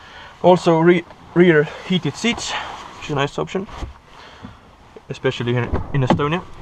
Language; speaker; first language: English; non-native, fluent; Estonian